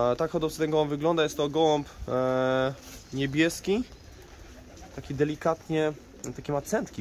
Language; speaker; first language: Polish; native; Polish